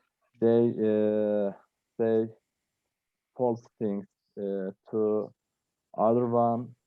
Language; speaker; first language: English; non-native, learner; Turkish